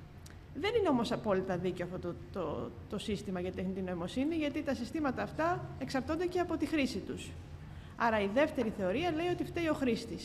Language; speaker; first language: Greek; native; Greek